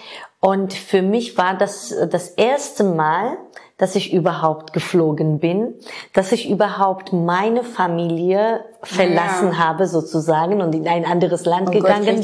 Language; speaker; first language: German; non-native, fluent; Georgian